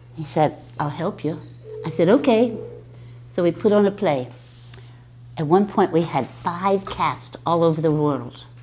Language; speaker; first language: English; native; English